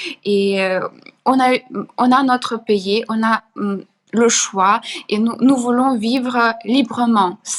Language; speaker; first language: French; non-native, fluent; Ukrainian